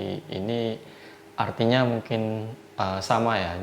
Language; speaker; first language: Indonesian; native; Indonesian